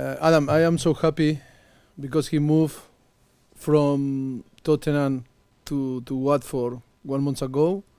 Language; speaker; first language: English; non-native, fluent; Spanish